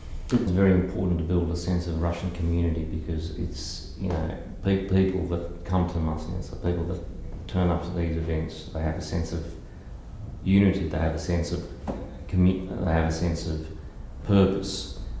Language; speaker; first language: English; early bilingual, other home language; Russian